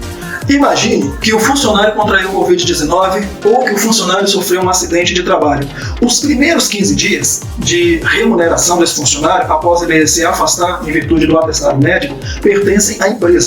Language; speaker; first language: Portuguese; native; Portuguese